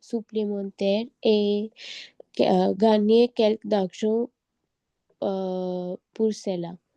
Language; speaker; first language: French; non-native, learner; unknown